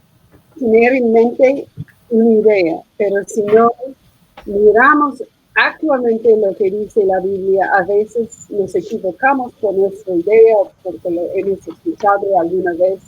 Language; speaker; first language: Spanish; non-native, fluent; English